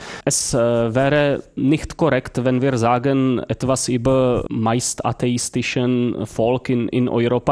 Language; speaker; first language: German; non-native, fluent; Czech